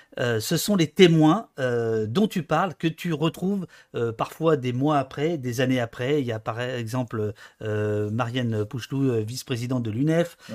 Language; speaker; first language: French; native; French